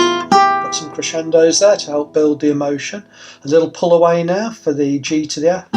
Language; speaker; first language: English; native; English